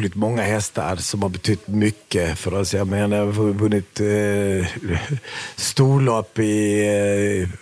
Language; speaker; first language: Swedish; early bilingual, other home language; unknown